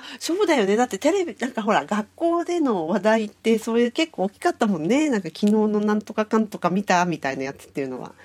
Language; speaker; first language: Japanese; native; Japanese